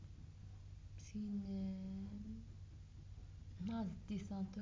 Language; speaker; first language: Dutch; non-native, learner; Arabic